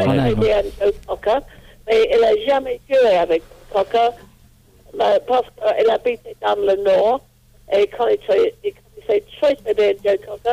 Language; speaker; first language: French; non-native, fluent; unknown